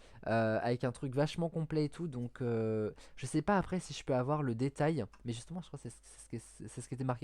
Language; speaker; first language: French; native; French